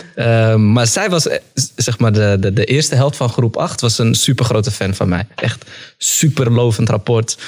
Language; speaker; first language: Dutch; early bilingual, other home language; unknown